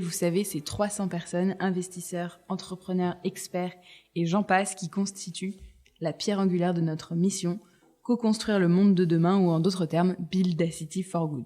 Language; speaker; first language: French; native; French